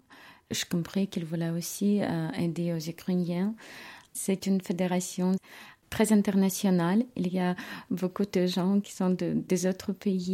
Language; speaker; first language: French; non-native, learner; Ukrainian